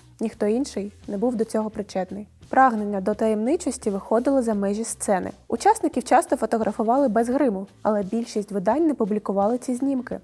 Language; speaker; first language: Ukrainian; native; Ukrainian